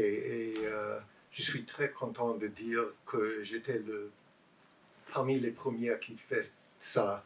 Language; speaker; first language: French; non-native, learner; English